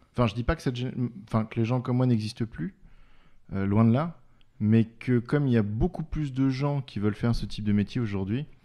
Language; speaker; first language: French; native; French